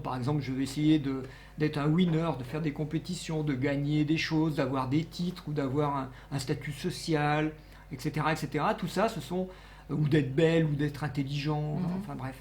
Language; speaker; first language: French; native; French